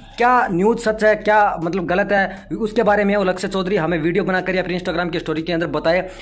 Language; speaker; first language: Hindi; native; Hindi